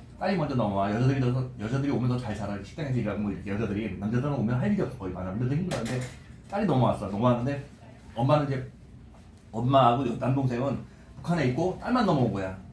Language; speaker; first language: Korean; native; Korean